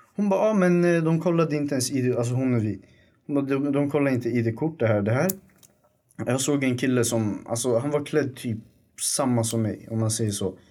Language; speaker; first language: Swedish; early bilingual, other home language; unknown